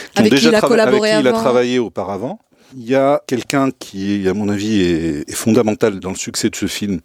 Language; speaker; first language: French; non-native, local second language; Tachelhit